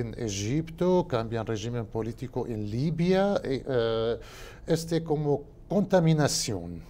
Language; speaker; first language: Spanish; non-native, learner; Arabic